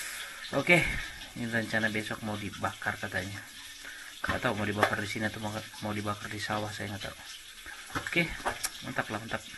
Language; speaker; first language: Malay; non-native, local second language; Batak Toba